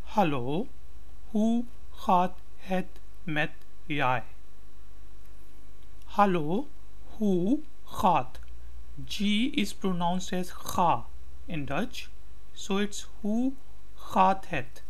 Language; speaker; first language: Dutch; non-native, learner; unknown